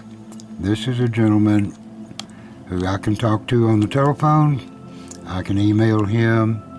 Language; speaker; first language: English; native; English